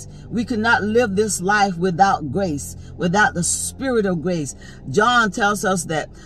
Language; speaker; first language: English; native; English